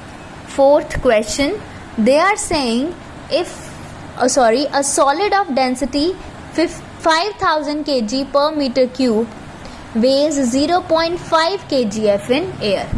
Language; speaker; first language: English; non-native, local second language; Hindi